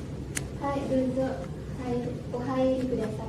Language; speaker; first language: Japanese; non-native, learner; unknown